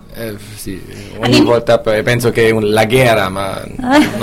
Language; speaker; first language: Italian; non-native, learner; German